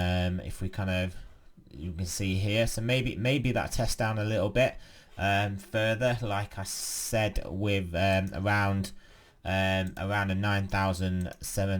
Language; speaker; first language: English; native; English